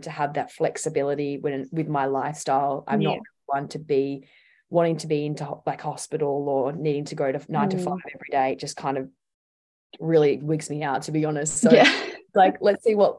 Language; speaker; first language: English; native; English